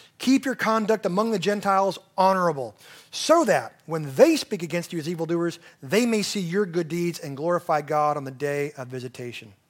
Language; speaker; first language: English; native; English